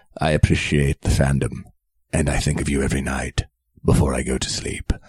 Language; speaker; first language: English; native; English